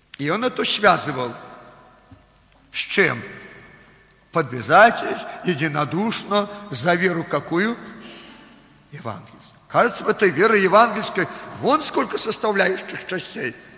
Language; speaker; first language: Russian; non-native, local second language; Belarusian